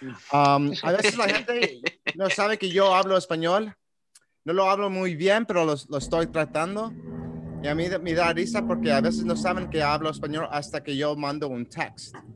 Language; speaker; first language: Spanish; early bilingual, other home language; English